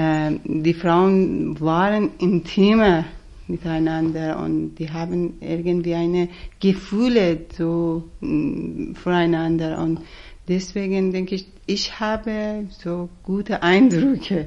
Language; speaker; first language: German; non-native, fluent; Persian